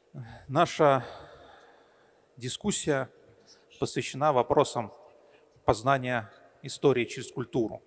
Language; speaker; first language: Russian; native; Russian